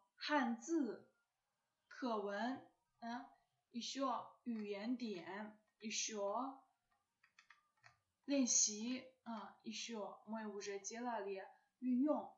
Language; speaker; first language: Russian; non-native, learner; Chinese